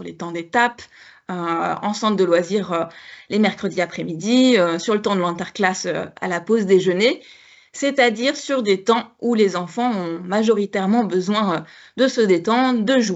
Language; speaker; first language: French; native; French